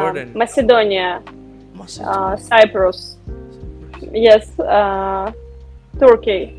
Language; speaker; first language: English; non-native, learner; Russian